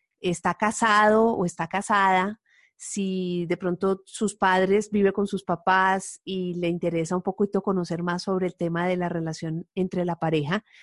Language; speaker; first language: Spanish; native; Spanish